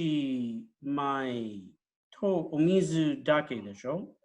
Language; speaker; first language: Japanese; non-native, fluent; English